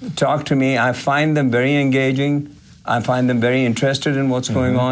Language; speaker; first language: English; non-native, local second language; Hindi